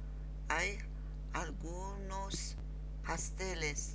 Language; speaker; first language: Spanish; non-native, learner; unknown